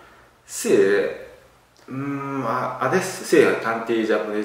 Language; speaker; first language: Italian; non-native, learner; Japanese